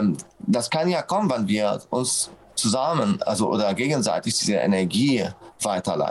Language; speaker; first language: German; non-native, fluent; Arabic